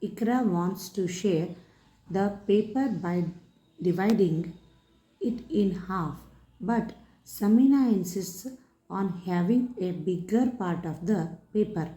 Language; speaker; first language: English; non-native, local second language; Kannada